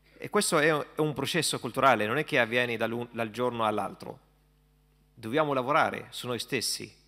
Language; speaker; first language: Italian; non-native, fluent; Arabic